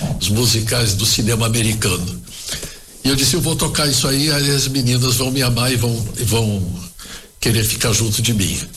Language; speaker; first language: Portuguese; early bilingual, other home language; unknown